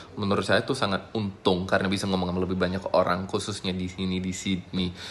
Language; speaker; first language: Indonesian; non-native, fluent; English